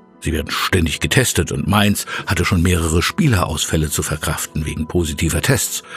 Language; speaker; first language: German; native; German